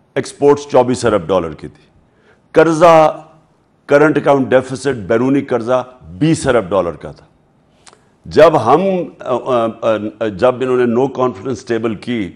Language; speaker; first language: Urdu; native; Urdu